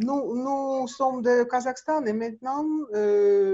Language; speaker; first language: French; non-native, learner; Russian